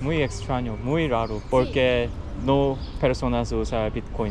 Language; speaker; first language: Spanish; non-native, learner; Korean